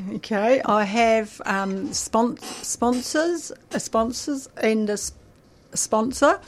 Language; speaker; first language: English; native; English